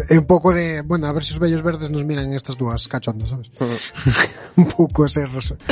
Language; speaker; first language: Galician; native; Galician